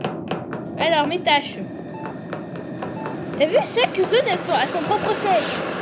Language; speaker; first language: French; native; French